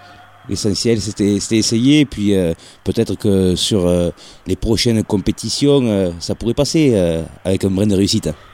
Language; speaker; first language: French; native; French